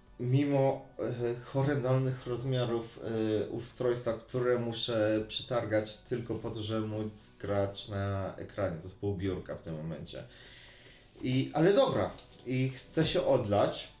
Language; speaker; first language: Polish; native; Polish